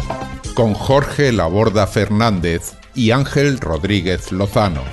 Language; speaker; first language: Spanish; native; Spanish